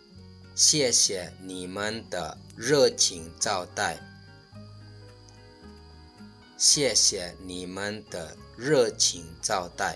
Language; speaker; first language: Chinese; non-native, fluent; Lao